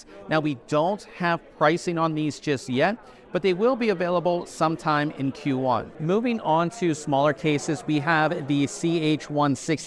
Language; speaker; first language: English; native; English